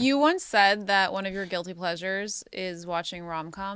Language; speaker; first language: English; native; English